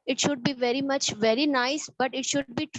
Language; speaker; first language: English; non-native, local second language; Urdu